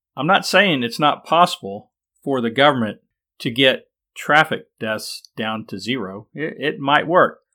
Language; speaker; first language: English; native; English